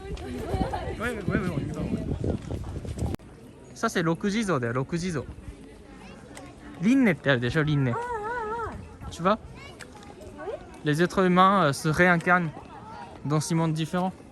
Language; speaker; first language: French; non-native, fluent; Japanese